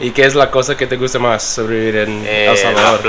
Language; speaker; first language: Spanish; non-native, learner; English